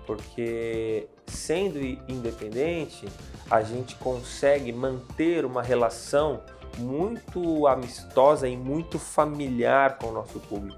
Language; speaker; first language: Portuguese; native; Portuguese